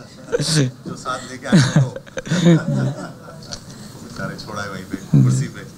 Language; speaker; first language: Hindi; native; Hindi